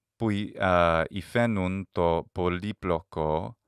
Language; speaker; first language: Greek; non-native, learner; English